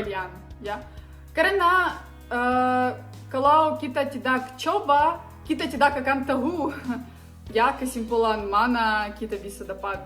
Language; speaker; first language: Indonesian; non-native, learner; Ukrainian